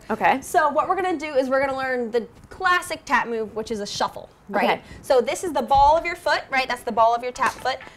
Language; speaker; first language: English; native; English